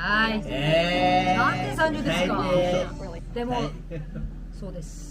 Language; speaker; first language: Japanese; non-native, learner; Korean